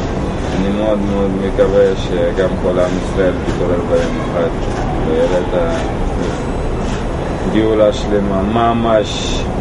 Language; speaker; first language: Hebrew; non-native, learner; Russian